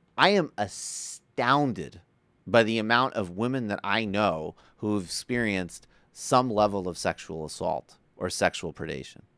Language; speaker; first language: English; native; English